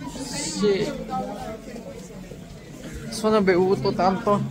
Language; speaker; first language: Italian; non-native, learner; Hindi